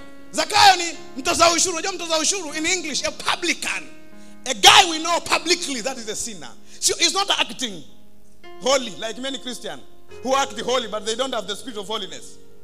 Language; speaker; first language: English; non-native, local second language; Swahili